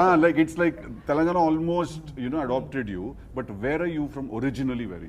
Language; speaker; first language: Telugu; native; Telugu